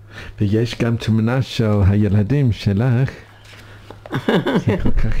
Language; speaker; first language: Hebrew; non-native, learner; English